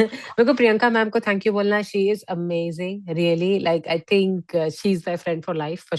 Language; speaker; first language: Hindi; native; Hindi